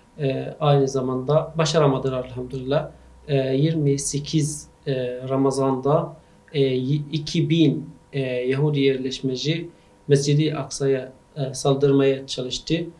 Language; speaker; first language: Turkish; non-native, fluent; Arabic